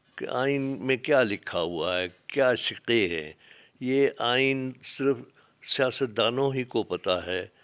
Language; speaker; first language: Urdu; non-native, local second language; Sindhi